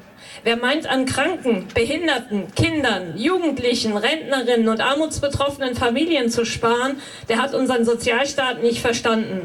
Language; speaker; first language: German; native; German